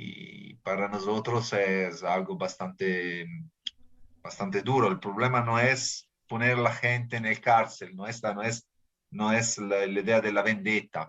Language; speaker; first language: Spanish; non-native, fluent; Italian